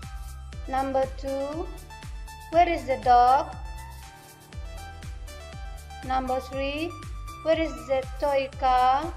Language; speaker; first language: English; non-native, fluent; Indonesian